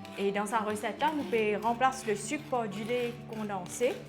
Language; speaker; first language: French; non-native, local second language; Morisyen